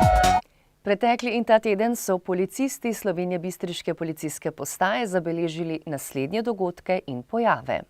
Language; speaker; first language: Slovenian; native; Slovenian